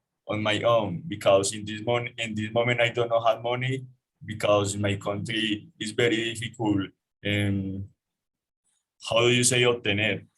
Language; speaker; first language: English; non-native, learner; Spanish